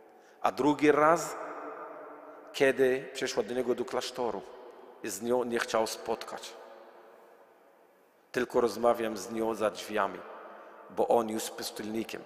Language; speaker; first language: Polish; non-native, learner; Arabic